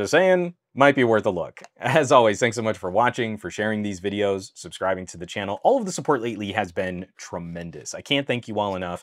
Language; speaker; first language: English; native; English